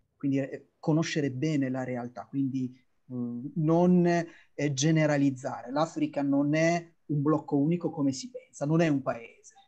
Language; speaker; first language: Italian; native; Italian